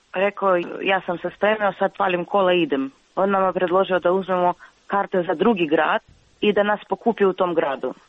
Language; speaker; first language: Serbian; non-native, fluent; Ukrainian